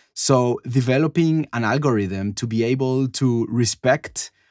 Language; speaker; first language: English; non-native, fluent; Spanish